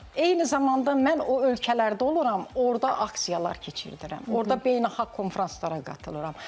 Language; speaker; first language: Azerbaijani; native; Azerbaijani